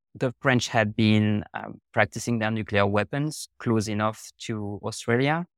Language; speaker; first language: English; non-native, fluent; French